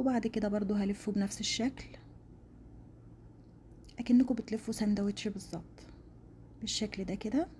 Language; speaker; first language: Arabic; native; Arabic